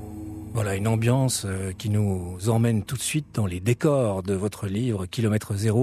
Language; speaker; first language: French; native; French